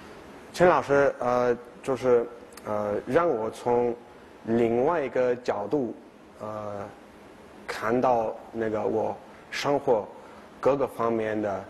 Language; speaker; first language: Chinese; non-native, fluent; English